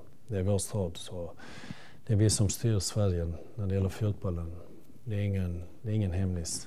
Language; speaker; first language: Swedish; early bilingual, other home language; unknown